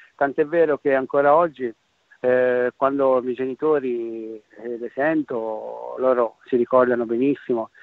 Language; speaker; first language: Italian; native; Italian